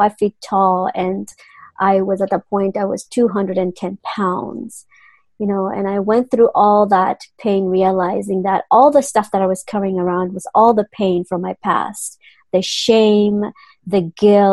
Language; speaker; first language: English; non-native, fluent; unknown